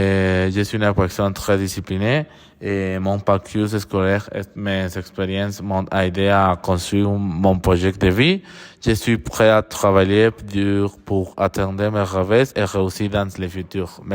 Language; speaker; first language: French; non-native, learner; Spanish